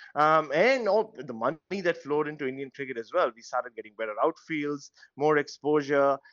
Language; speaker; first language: English; non-native, local second language; Tamil